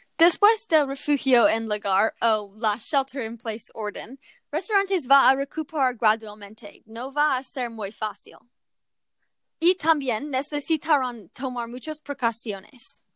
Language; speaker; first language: Spanish; non-native, learner; English